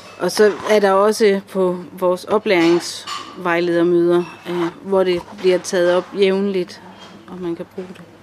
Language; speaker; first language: Danish; native; Danish